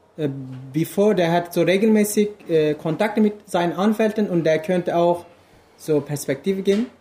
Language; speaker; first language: German; non-native, fluent; Kurdish